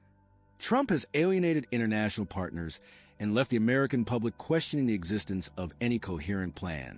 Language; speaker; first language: English; native; English